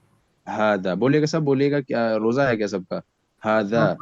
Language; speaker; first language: Hindi; native; Hindi